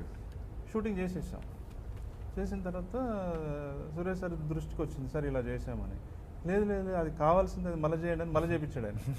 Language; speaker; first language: Telugu; native; Telugu